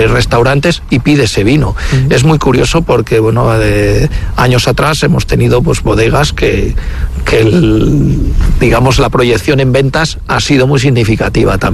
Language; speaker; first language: Spanish; native; Spanish